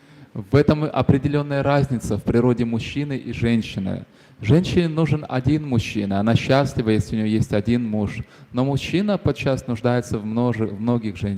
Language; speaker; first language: Russian; native; Russian